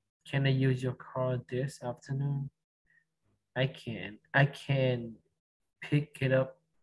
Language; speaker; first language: English; non-native, learner; Vietnamese